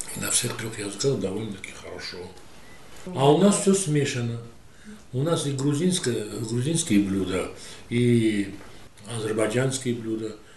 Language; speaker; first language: Russian; non-native, local second language; Azerbaijani